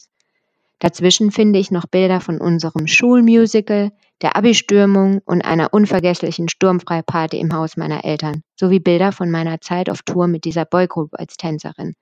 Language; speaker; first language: German; native; German